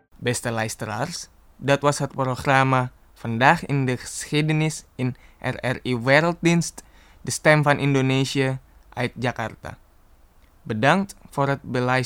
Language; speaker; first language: Dutch; non-native, fluent; Indonesian